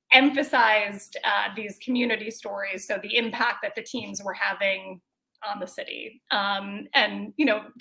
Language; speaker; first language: English; native; English